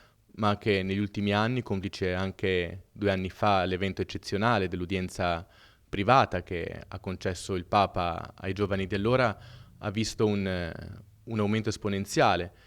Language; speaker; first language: Italian; native; Italian